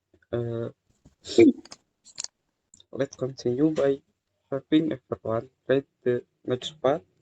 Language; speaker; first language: English; non-native, learner; Indonesian